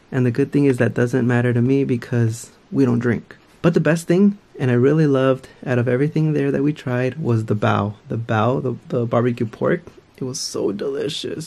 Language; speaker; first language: English; native; English